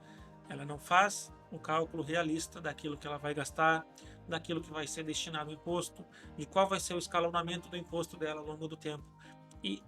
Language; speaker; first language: Portuguese; native; Portuguese